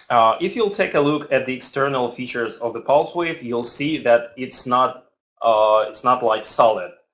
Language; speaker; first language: English; non-native, fluent; Russian